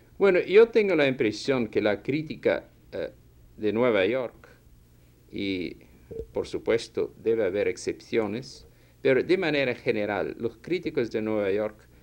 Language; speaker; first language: Spanish; non-native, fluent; Portuguese